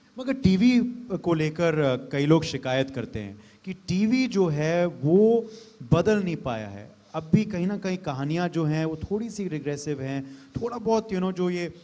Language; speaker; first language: Hindi; native; Hindi